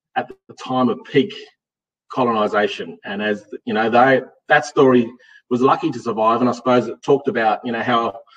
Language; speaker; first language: English; native; English